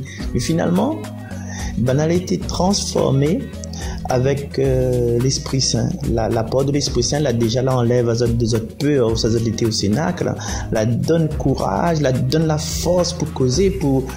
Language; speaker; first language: French; non-native, learner; Réunion Creole French